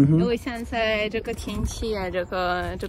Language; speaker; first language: Chinese; non-native, fluent; Ukrainian